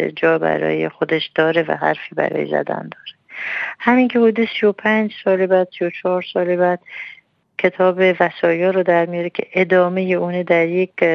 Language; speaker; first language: Persian; non-native, local second language; Armenian